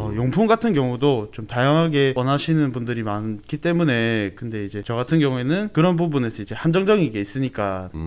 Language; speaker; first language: Korean; native; Korean